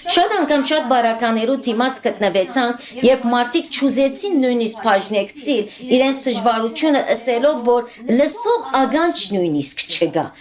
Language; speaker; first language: Armenian; early bilingual, heritage; Armenian